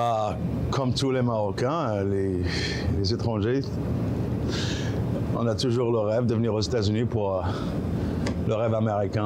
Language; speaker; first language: French; non-native, local second language; Arabic